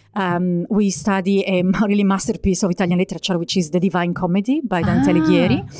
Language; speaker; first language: English; non-native, fluent; Italian